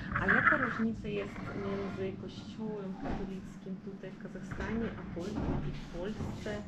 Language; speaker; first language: Polish; early bilingual, heritage; Russian